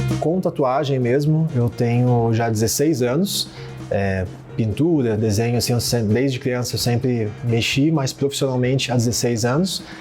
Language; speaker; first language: Portuguese; native; Portuguese